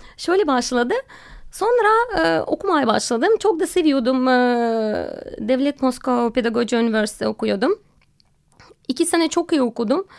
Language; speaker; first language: Turkish; non-native, fluent; Russian